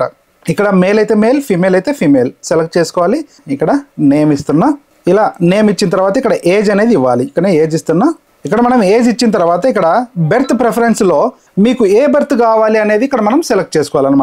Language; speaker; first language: Telugu; native; Telugu